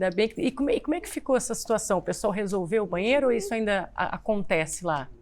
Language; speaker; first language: Portuguese; native; Portuguese